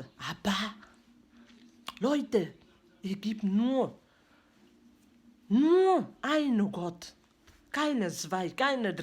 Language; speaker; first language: German; non-native, learner; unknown